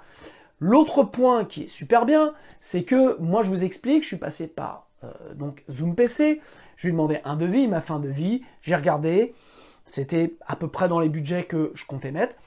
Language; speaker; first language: French; native; French